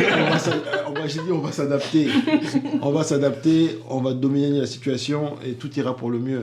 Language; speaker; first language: French; native; French